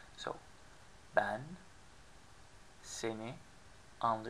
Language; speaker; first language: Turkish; non-native, learner; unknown